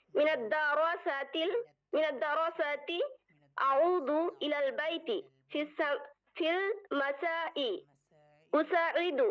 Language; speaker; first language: Arabic; non-native, learner; Bangla